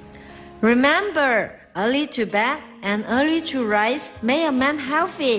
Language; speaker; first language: English; non-native, fluent; Chinese